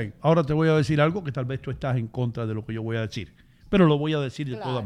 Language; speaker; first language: Spanish; native; Spanish